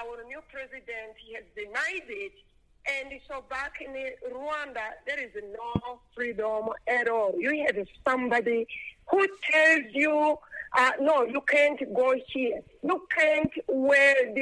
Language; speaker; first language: English; non-native, local second language; Kinyarwanda